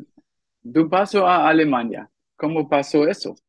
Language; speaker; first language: Spanish; non-native, fluent; German